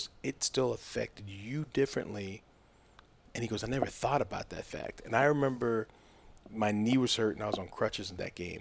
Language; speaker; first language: English; native; English